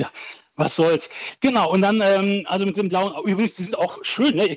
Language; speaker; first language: German; early bilingual, other home language; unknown